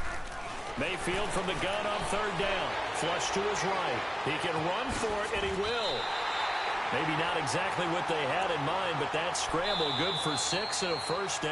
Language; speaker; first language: English; native; English